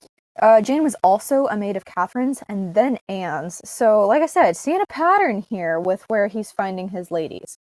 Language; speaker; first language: English; native; English